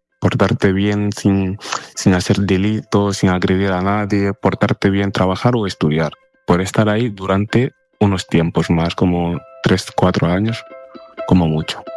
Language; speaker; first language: Spanish; non-native, fluent; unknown